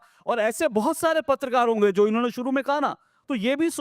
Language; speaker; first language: Hindi; native; Hindi